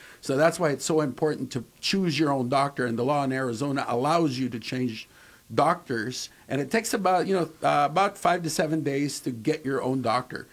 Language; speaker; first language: English; native; English